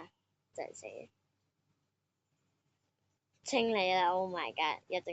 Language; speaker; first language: Chinese; native; Chinese